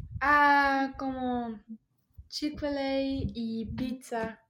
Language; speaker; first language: Spanish; early bilingual, heritage; Spanish